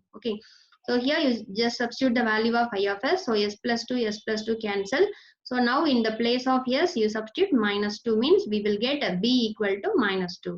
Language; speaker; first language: English; non-native, local second language; Tamil